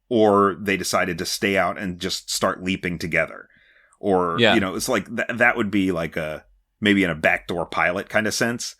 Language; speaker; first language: English; native; English